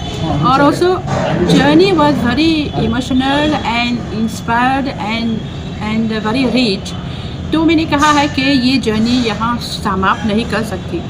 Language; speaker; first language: Hindi; non-native, fluent; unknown